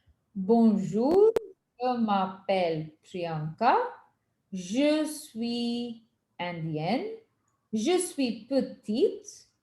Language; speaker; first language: French; non-native, fluent; Hindi